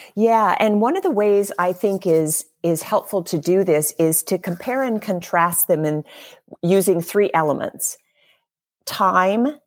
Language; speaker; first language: English; native; English